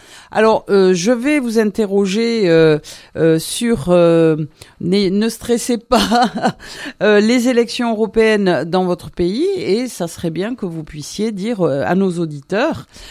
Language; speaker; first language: French; native; French